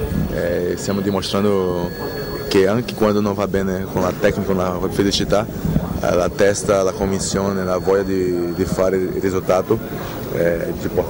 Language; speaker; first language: Italian; non-native, fluent; Portuguese